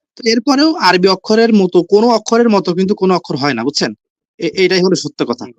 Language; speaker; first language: Bangla; native; Bangla